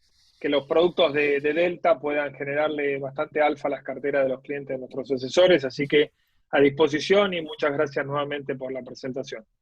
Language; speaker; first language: Spanish; native; Spanish